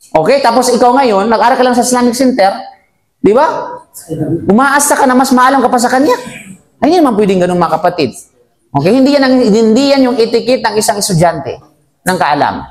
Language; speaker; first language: Filipino; non-native, local second language; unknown